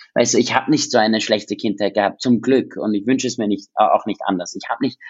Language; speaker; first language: German; non-native, local second language; English